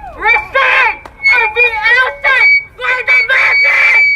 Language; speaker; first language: English; non-native, local second language; Filipino